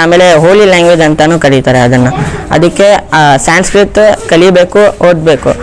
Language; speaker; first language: Kannada; non-native, local second language; Urdu